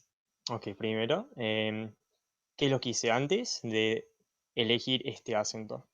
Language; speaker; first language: Spanish; non-native, fluent; English